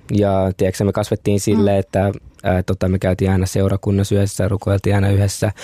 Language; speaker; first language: Finnish; early bilingual, other home language; Kinyarwanda